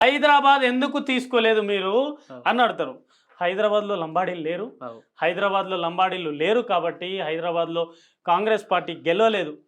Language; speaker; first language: Telugu; non-native, local second language; Lambadi